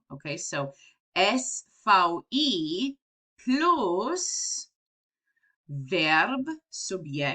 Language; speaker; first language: German; non-native, fluent; English